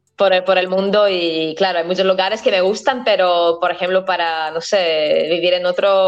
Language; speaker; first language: Spanish; non-native, fluent; Latvian